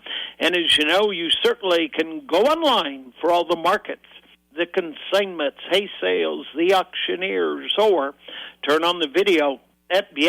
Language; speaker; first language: English; native; English